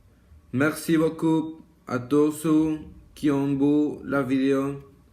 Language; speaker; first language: French; non-native, learner; Spanish